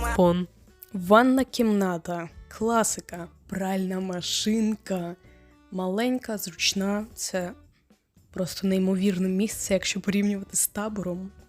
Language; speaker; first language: Ukrainian; non-native, local second language; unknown